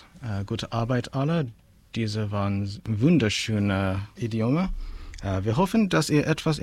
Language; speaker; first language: German; non-native, learner; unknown